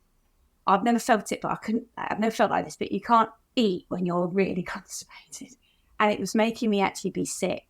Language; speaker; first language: English; native; English